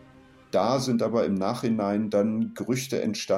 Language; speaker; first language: German; native; German